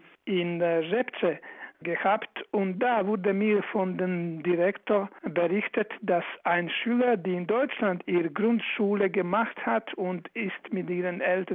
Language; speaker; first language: German; non-native, fluent; Croatian